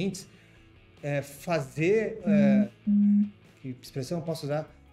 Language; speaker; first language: Portuguese; native; Portuguese